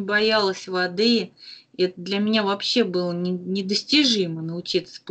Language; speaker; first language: Russian; native; Russian